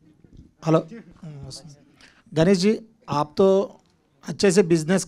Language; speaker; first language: Hindi; non-native, local second language; Telugu